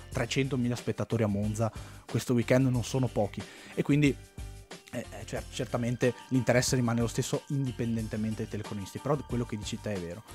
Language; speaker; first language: Italian; native; Italian